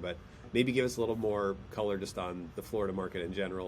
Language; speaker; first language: English; native; English